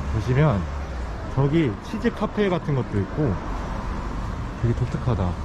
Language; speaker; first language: Korean; native; Korean